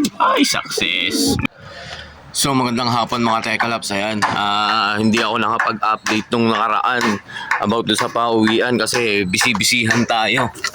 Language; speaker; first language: Filipino; native; Filipino